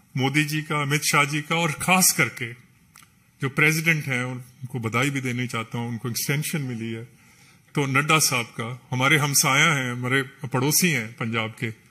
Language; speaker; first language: Hindi; non-native, local second language; Punjabi